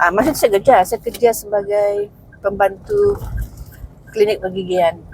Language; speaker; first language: Malay; early bilingual, other home language; Cebuano